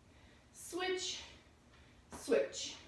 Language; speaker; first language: English; native; English